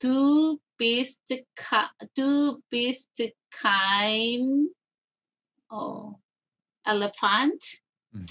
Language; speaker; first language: German; non-native, learner; Korean